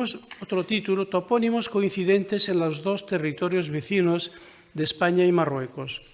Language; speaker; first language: Spanish; non-native, fluent; Arabic